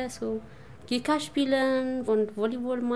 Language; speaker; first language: German; non-native, learner; Amharic